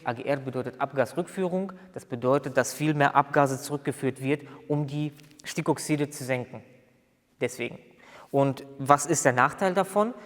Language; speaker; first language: German; native; German